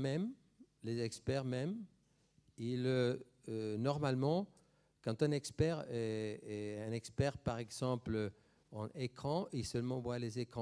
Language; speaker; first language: French; non-native, fluent; Spanish